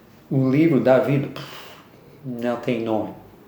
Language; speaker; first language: Portuguese; non-native, learner; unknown